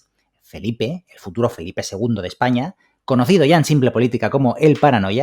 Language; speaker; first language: Spanish; native; Spanish